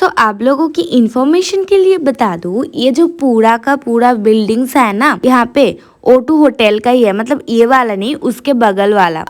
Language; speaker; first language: Hindi; non-native, local second language; Bangla